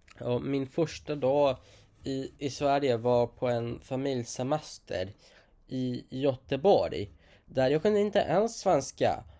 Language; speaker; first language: Swedish; non-native, fluent; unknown